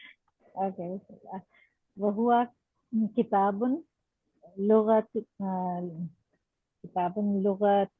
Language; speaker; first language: Arabic; non-native, learner; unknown